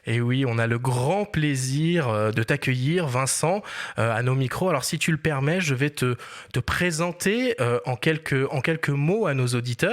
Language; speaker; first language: French; native; French